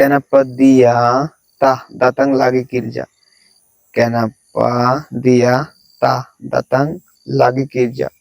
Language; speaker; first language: Indonesian; non-native, learner; Bangla